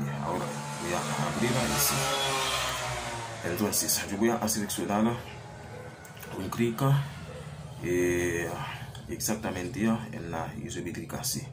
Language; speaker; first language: Spanish; non-native, learner; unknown